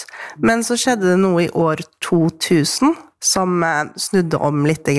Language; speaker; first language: Norwegian; native; Norwegian